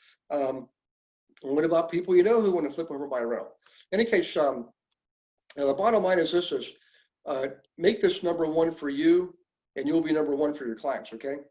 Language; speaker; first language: English; native; English